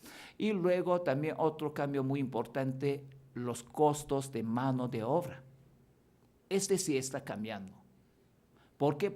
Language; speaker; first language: Spanish; non-native, fluent; Chinese